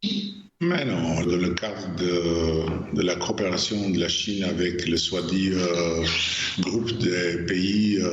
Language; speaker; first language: French; non-native, fluent; Albanian